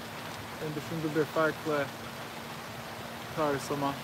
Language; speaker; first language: Turkish; non-native, learner; English